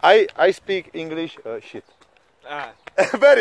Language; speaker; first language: English; non-native, learner; Czech